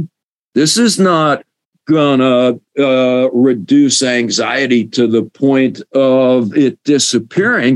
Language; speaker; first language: English; native; English